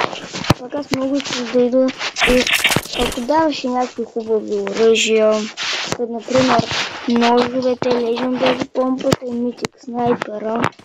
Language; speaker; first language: Bulgarian; native; Bulgarian